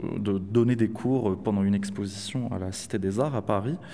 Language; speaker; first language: French; non-native, local second language; Arabic